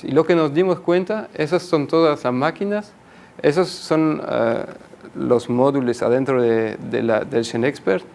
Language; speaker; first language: Spanish; non-native, fluent; French